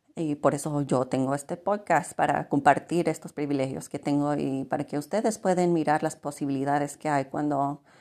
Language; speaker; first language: Spanish; early bilingual, heritage; Spanish